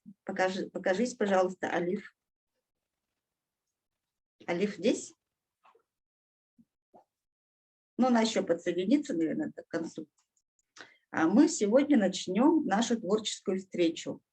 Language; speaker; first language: Russian; native; Russian